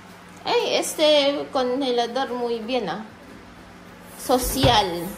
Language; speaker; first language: Spanish; non-native, learner; Filipino